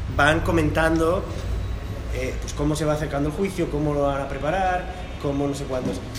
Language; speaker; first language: Spanish; non-native, local second language; Catalan